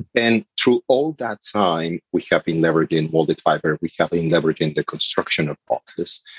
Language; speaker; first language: English; non-native, fluent; Spanish